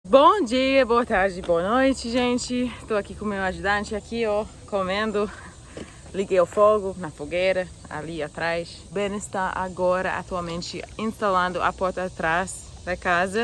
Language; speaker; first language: Portuguese; non-native, fluent; English